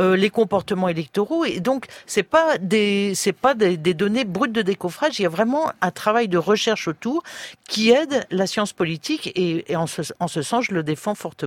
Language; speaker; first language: French; native; French